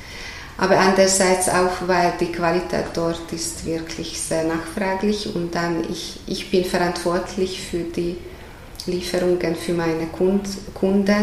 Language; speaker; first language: German; non-native, fluent; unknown